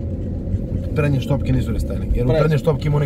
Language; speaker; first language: Serbian; native; Serbian